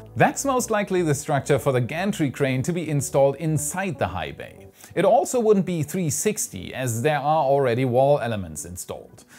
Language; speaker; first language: English; non-native, fluent; German